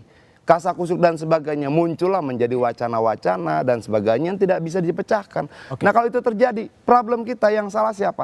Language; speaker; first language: Indonesian; native; Indonesian